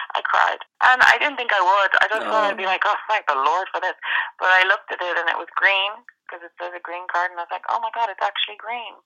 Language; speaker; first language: English; native; English